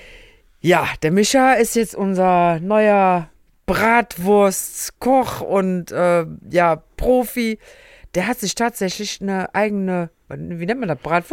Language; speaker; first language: German; native; German